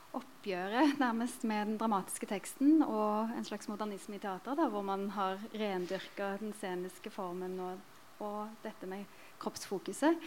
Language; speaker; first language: Norwegian; native; Norwegian